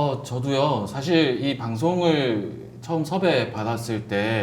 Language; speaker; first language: Korean; native; Korean